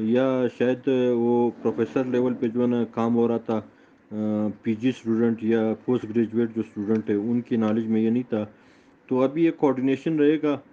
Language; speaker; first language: Urdu; non-native, local second language; Pashto